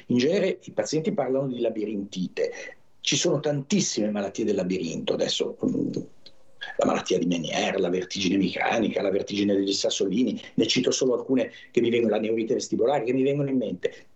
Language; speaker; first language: Italian; native; Italian